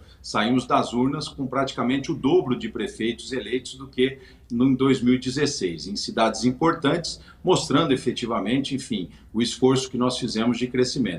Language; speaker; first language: Portuguese; native; Portuguese